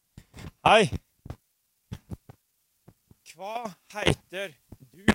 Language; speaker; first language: Norwegian; native; Norwegian